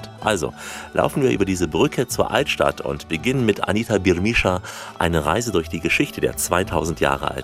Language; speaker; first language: German; native; German